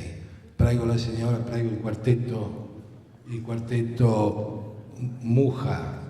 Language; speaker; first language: Italian; native; Italian